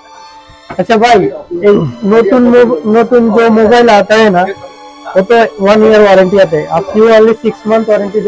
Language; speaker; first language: Hindi; non-native, learner; Bangla